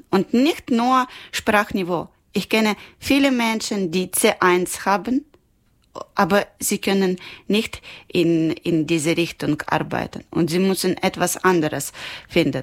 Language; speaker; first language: German; non-native, learner; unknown